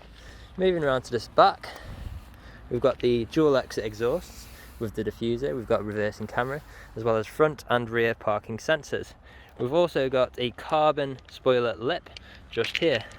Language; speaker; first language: English; native; English